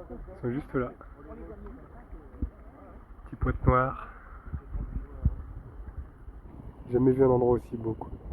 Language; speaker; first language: French; native; French